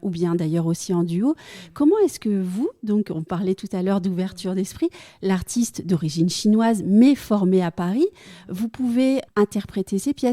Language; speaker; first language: French; native; French